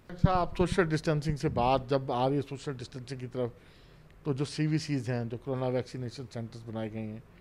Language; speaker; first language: Urdu; non-native, local second language; Saraiki